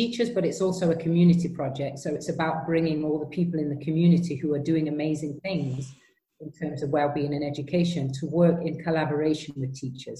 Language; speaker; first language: English; native; English